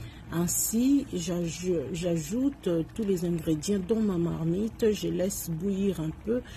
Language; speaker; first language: French; non-native, local second language; Lingala